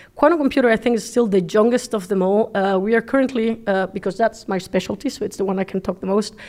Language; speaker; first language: English; non-native, fluent; Spanish